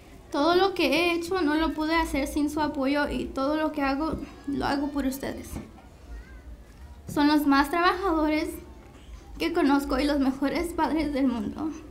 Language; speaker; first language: Spanish; early bilingual, heritage; Spanish